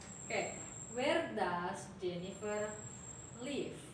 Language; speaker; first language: English; non-native, learner; Indonesian